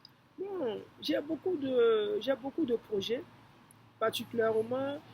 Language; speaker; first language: French; non-native, fluent; Yoruba